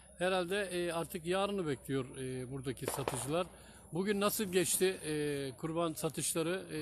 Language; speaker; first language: Turkish; native; Turkish